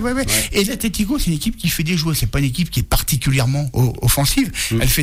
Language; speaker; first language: French; native; French